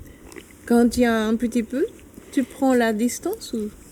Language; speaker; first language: French; non-native, fluent; Japanese